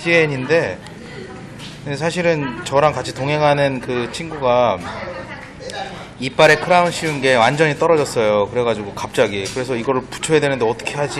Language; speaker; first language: Korean; native; Korean